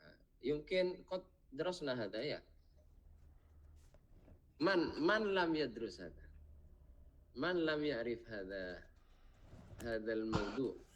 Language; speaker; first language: Arabic; non-native, fluent; Indonesian